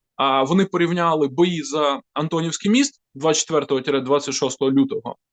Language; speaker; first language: Ukrainian; native; Ukrainian